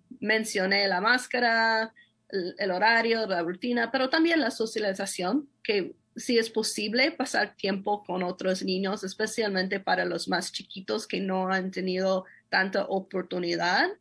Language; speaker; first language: Spanish; non-native, fluent; English